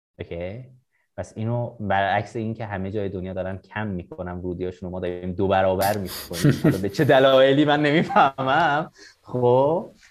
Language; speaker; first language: Persian; native; Persian